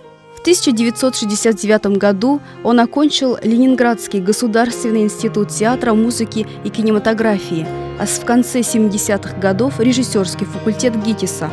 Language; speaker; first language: Russian; native; Russian